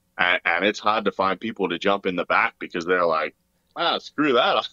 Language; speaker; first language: English; native; English